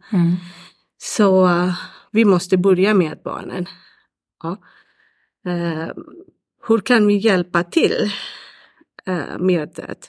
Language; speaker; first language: Swedish; non-native, learner; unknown